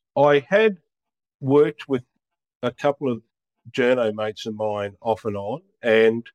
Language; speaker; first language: English; native; English